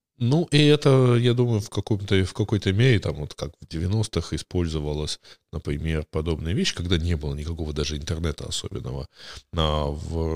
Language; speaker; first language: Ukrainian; non-native, local second language; Russian